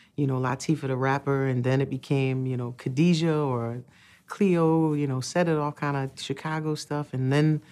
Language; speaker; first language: English; native; English